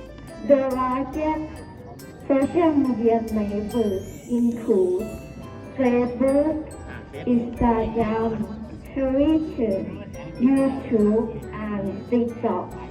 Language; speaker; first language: English; non-native, learner; Thai